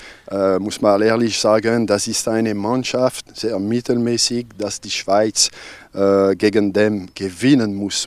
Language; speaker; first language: German; non-native, local second language; French